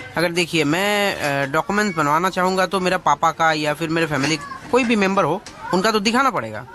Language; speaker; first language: Hindi; early bilingual, other home language; Bangla